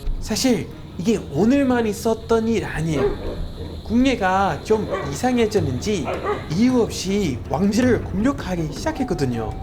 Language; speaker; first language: Korean; native; Korean